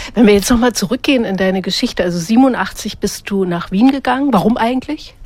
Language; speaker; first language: German; native; German